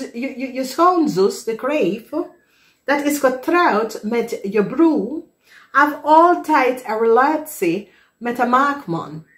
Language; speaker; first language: Dutch; non-native, fluent; English